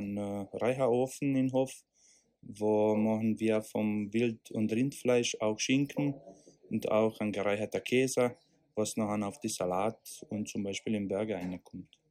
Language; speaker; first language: German; non-native, learner; Hungarian